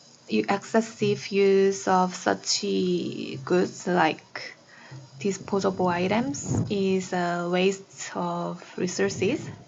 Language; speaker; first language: English; non-native, learner; Korean